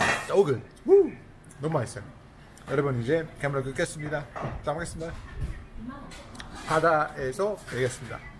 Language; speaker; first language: Korean; non-native, fluent; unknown